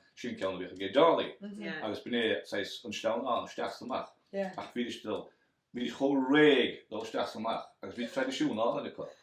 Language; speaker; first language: Irish; native; Irish